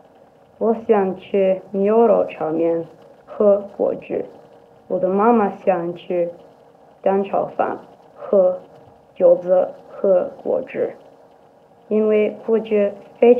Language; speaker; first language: Chinese; non-native, learner; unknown